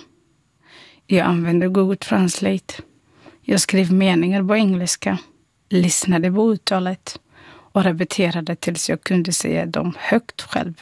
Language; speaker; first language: Swedish; non-native, fluent; Somali